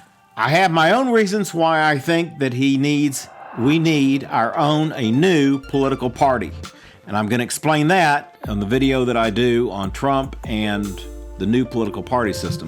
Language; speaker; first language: English; native; English